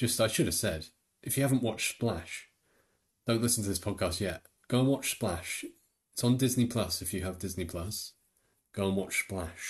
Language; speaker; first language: English; native; English